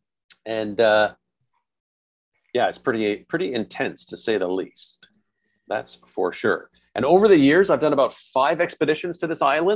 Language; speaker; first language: English; native; English